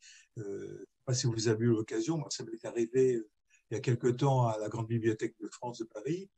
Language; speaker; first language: French; native; French